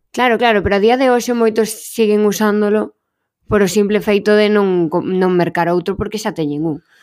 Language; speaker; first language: Galician; non-native, local second language; Spanish